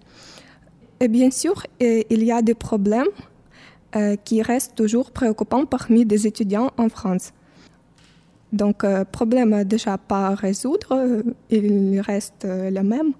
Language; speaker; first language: French; non-native, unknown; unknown